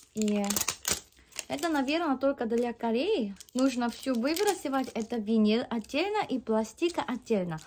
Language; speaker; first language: Russian; non-native, fluent; Korean